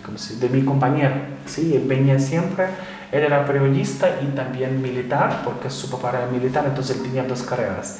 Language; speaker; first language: Spanish; non-native, fluent; Ukrainian